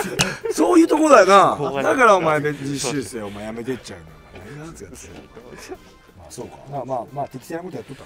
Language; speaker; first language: Japanese; native; Japanese